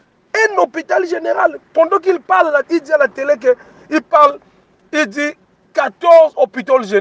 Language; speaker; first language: French; non-native, local second language; Lingala